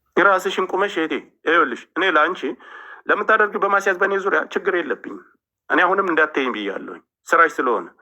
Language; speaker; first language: Amharic; native; Amharic